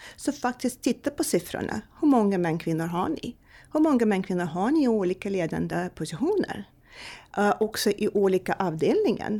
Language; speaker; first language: Swedish; non-native, fluent; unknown